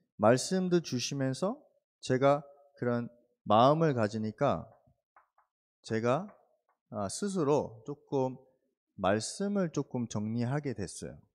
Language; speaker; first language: Korean; early bilingual, heritage; Korean